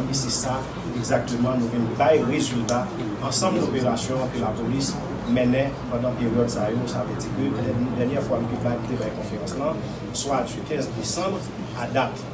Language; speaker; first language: French; non-native, local second language; Haitian Creole